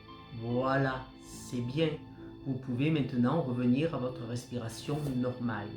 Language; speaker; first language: French; native; French